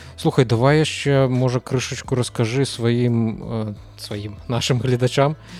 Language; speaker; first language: Belarusian; native; Belarusian